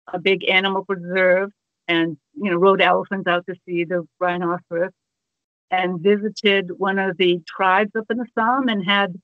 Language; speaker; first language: English; native; English